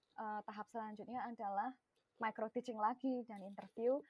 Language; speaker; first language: Indonesian; non-native, local second language; Javanese